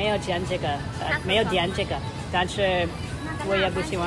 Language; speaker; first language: Chinese; non-native, fluent; English